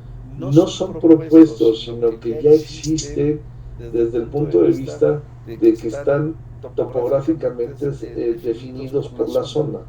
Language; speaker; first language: Spanish; native; Spanish